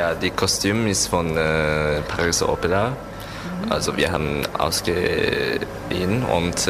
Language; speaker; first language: German; non-native, learner; Japanese